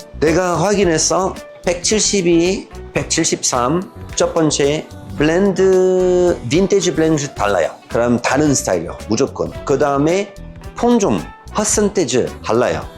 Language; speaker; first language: Korean; non-native, learner; French